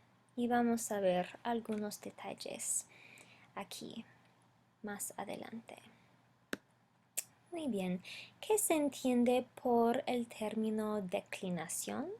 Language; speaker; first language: Spanish; non-native, fluent; English